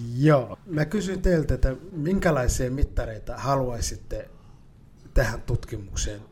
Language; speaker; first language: Finnish; early bilingual, other home language; Somali